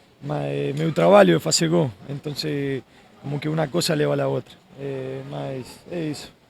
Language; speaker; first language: Portuguese; non-native, fluent; Spanish